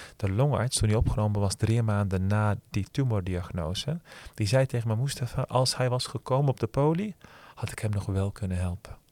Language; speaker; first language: Dutch; early bilingual, other home language; Turkish